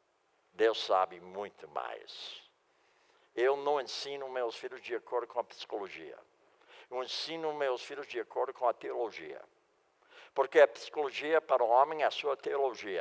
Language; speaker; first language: Portuguese; non-native, fluent; English